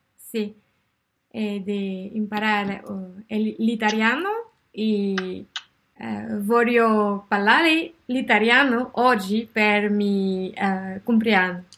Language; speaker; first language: Italian; non-native, learner; French